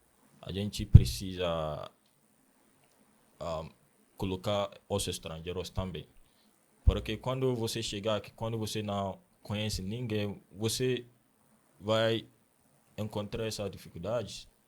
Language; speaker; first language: Portuguese; non-native, learner; Akan